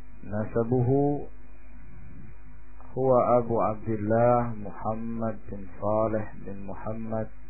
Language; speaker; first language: Arabic; non-native, fluent; Indonesian